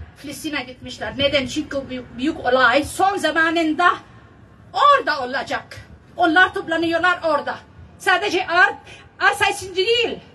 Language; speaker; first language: Turkish; non-native, learner; Arabic